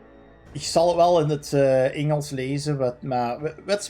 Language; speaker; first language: Dutch; native; Dutch